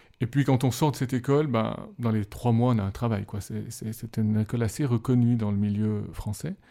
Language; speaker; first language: French; native; French